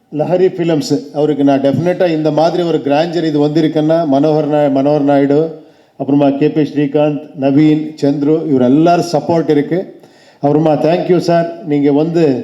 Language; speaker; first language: Tamil; non-native, learner; Kannada